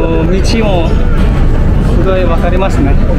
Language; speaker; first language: Japanese; non-native, learner; Indonesian